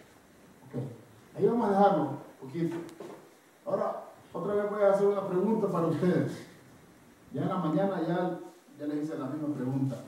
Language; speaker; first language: Spanish; non-native, fluent; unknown